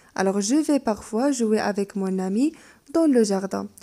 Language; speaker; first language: French; non-native, local second language; Arabic